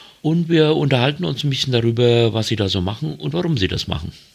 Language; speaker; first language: German; native; German